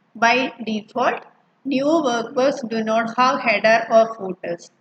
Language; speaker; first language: English; non-native, local second language; Malayalam